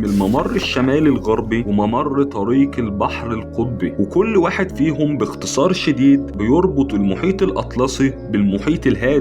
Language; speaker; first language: Arabic; native; Arabic